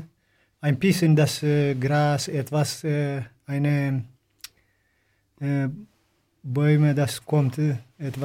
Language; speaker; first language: German; non-native, learner; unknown